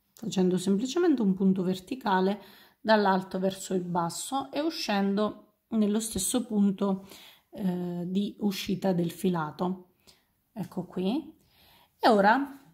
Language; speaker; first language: Italian; native; Italian